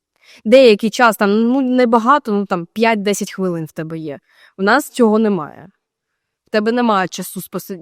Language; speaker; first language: Ukrainian; native; Ukrainian